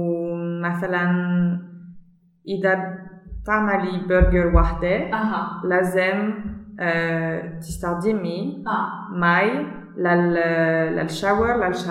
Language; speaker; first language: Arabic; non-native, learner; German